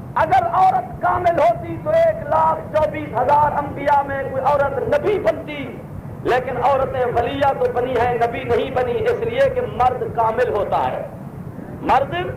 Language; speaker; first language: Urdu; non-native, local second language; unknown